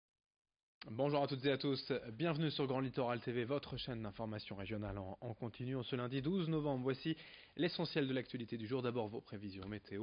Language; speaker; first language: French; native; French